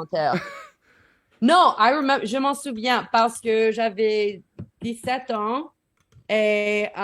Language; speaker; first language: French; non-native, learner; English